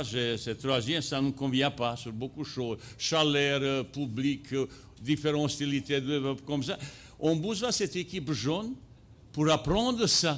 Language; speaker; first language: French; non-native, fluent; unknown